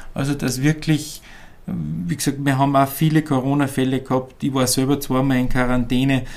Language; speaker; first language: German; native; German